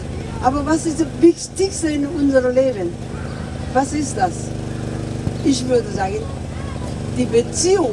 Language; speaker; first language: German; non-native, fluent; Korean